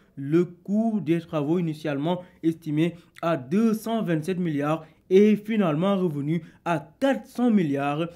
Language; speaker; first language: French; non-native, local second language; Wolof